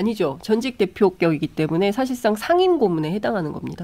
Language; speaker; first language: Korean; native; Korean